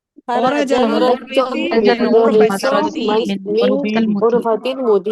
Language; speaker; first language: Arabic; non-native, learner; Urdu